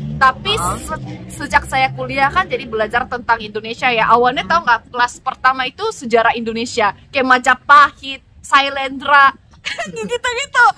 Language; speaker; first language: Indonesian; non-native, fluent; Korean